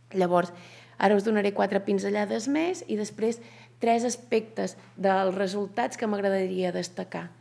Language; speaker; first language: Catalan; native; Catalan